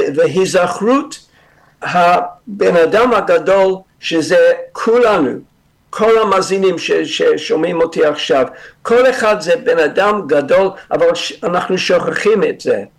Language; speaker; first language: Hebrew; non-native, fluent; English